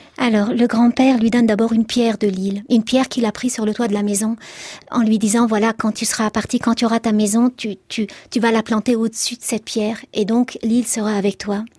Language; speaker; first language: French; early bilingual, other home language; Arabic